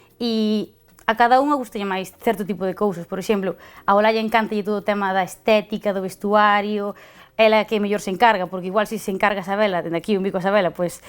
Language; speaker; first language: Galician; native; Galician